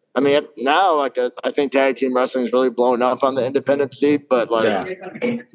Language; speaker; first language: English; native; English